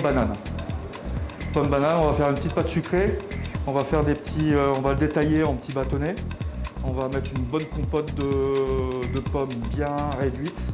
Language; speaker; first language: French; native; French